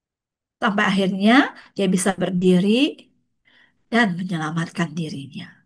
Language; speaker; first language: Indonesian; native; Indonesian